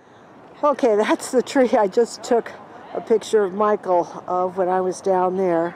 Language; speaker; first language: English; native; English